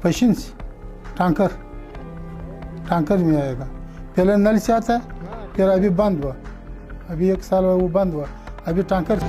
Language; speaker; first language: Hindi; non-native, learner; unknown